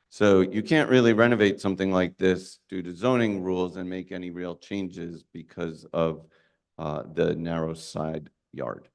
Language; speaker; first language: English; native; English